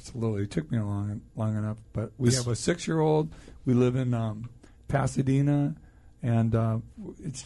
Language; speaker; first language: English; native; English